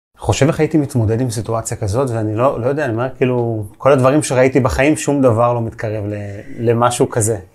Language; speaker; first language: Hebrew; native; Hebrew